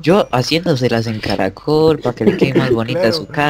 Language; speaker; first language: Spanish; native; Spanish